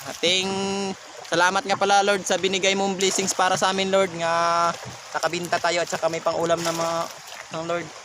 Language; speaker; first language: Filipino; non-native, local second language; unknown